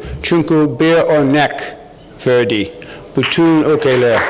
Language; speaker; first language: Turkish; non-native, learner; English